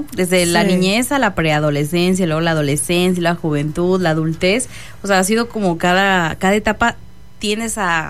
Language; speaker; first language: Spanish; native; Spanish